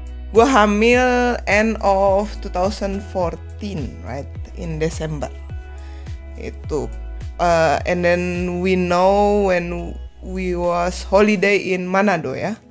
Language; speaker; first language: English; non-native, learner; Indonesian